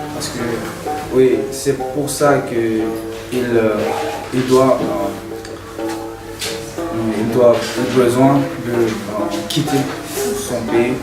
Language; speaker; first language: French; non-native, learner; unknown